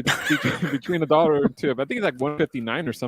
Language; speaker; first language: English; native; English